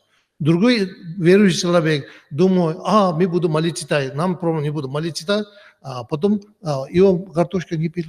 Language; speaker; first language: Russian; non-native, learner; Tibetan